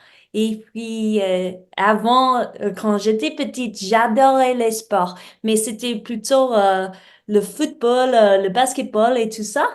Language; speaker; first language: French; non-native, learner; English